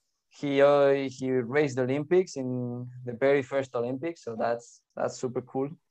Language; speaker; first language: English; non-native, fluent; Spanish